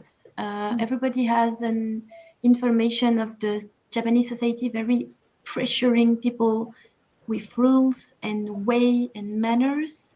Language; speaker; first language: English; non-native, learner; French